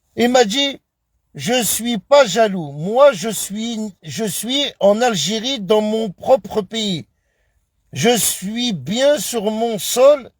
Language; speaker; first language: French; native; French